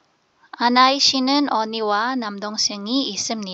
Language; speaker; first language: Korean; non-native, fluent; Filipino